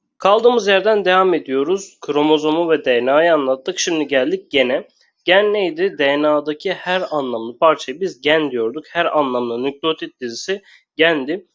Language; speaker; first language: Turkish; native; Turkish